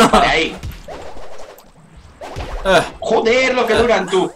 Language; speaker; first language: Spanish; native; Spanish